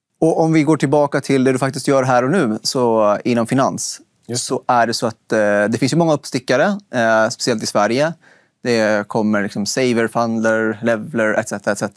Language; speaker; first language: Swedish; native; Swedish